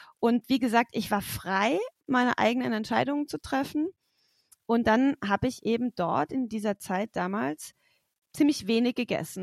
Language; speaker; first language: German; native; German